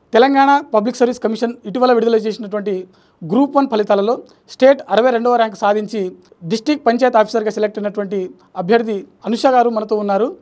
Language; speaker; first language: Telugu; native; Telugu